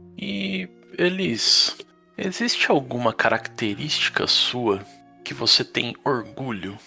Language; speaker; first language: Portuguese; native; Portuguese